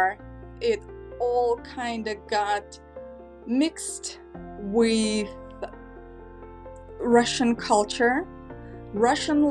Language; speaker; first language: English; non-native, fluent; Uzbek